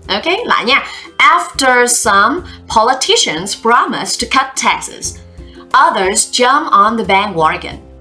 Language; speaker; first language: English; non-native, fluent; Vietnamese